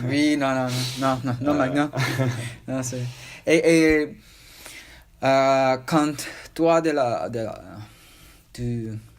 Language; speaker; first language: French; non-native, learner; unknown